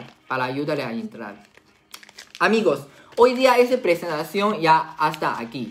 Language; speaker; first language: Spanish; non-native, learner; Chinese